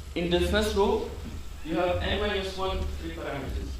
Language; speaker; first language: English; non-native, fluent; French